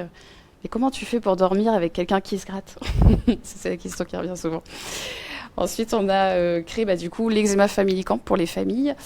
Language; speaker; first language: French; native; French